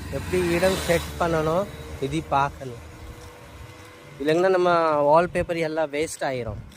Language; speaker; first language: Tamil; native; Tamil